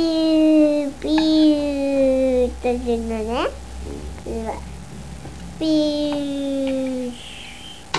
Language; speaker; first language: Japanese; native; Japanese